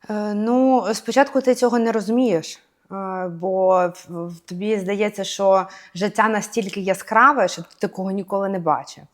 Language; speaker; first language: Ukrainian; native; Ukrainian